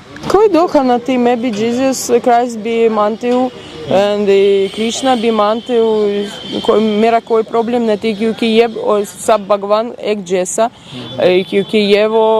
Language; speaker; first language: Hindi; non-native, learner; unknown